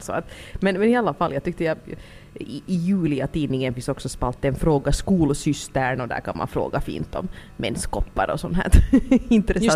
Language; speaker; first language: Swedish; native; Swedish